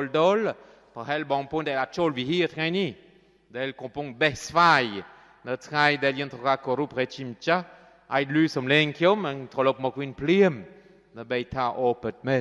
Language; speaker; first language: Khmer; non-native, fluent; French